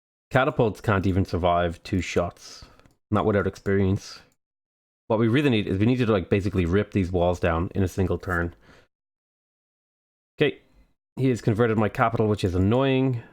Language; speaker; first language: English; native; English